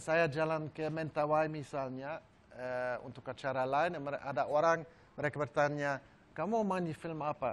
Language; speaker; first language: Indonesian; non-native, learner; Dutch